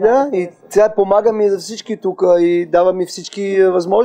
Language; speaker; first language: Bulgarian; non-native, learner; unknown